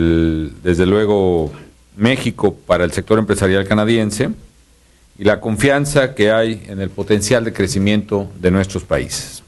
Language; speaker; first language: Spanish; native; Spanish